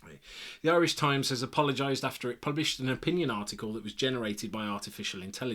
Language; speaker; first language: English; native; English